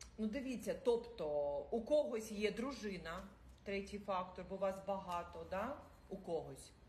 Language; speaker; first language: Ukrainian; non-native, local second language; Russian